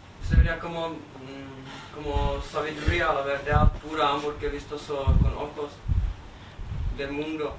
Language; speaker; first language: Spanish; non-native, learner; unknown